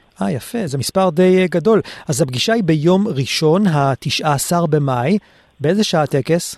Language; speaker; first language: Hebrew; native; Hebrew